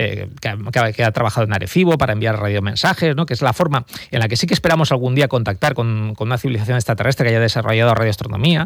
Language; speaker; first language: Spanish; native; Spanish